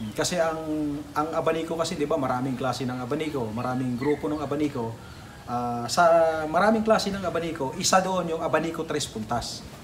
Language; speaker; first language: Filipino; non-native, local second language; Hiligaynon